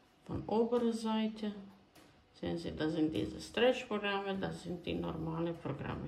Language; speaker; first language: German; non-native, fluent; Croatian